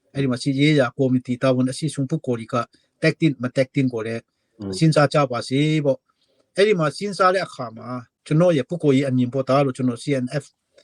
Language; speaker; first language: Burmese; non-native, local second language; Hakha Chin